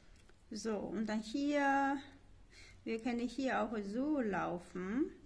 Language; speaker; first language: German; non-native, learner; Chinese